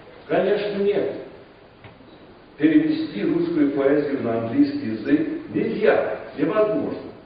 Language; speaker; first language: Russian; non-native, fluent; English